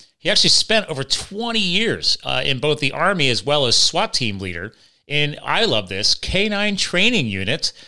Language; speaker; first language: English; native; English